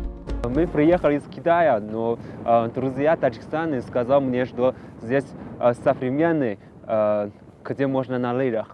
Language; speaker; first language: Russian; non-native, learner; Chinese